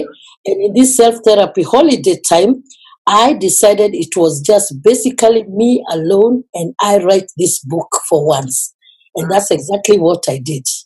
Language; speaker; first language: English; non-native, local second language; Kikuyu